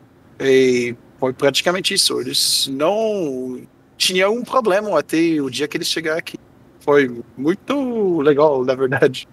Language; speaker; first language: Portuguese; non-native, fluent; French